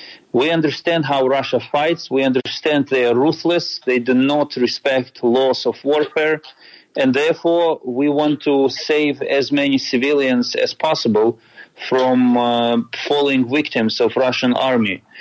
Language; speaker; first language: English; non-native, fluent; Ukrainian